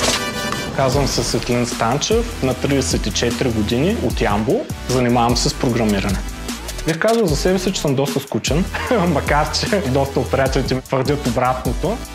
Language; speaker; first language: Bulgarian; native; Bulgarian